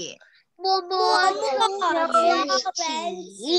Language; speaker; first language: Chinese; early bilingual, heritage; Chinese